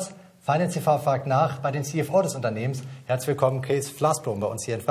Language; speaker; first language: German; native; German